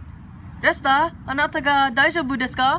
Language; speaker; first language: Japanese; non-native, learner; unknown